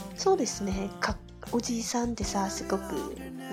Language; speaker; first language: Japanese; non-native, fluent; Chinese